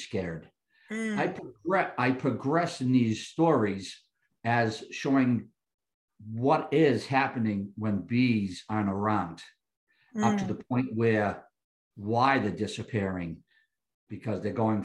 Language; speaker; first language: English; native; English